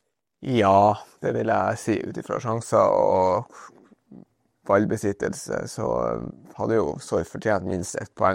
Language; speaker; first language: Norwegian; native; Norwegian